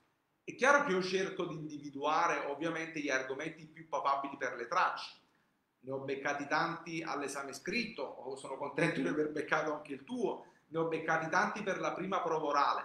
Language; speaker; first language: Italian; native; Italian